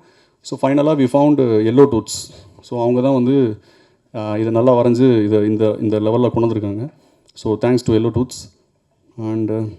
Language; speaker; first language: Tamil; native; Tamil